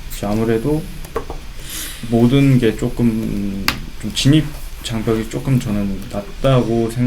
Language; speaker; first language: Korean; native; Korean